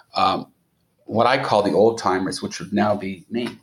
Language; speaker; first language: English; native; English